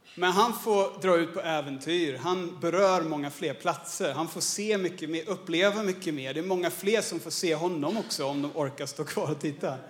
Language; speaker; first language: Swedish; non-native, fluent; English